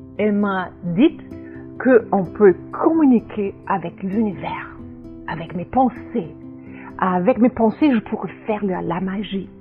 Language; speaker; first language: French; non-native, learner; German